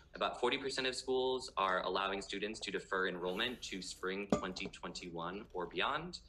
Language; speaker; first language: English; native; English